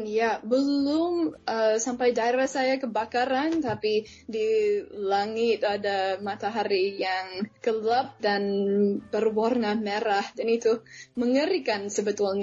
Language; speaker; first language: Indonesian; non-native, fluent; English